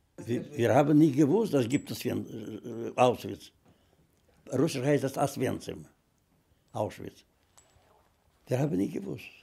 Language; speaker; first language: German; non-native, fluent; Russian